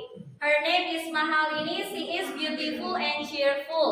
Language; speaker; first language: English; non-native, fluent; Indonesian